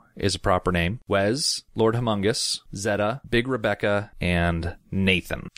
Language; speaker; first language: English; native; English